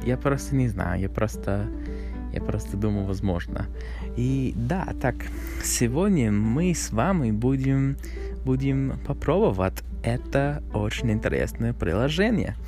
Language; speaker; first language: Russian; non-native, learner; English